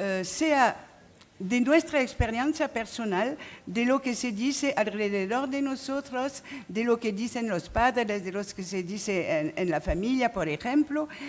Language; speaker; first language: Spanish; non-native, fluent; French